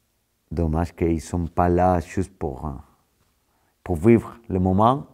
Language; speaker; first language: French; non-native, fluent; Spanish